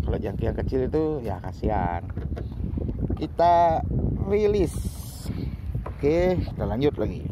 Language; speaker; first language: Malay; non-native, local second language; Balinese